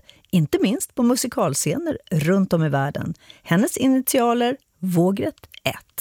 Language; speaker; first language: Swedish; native; Swedish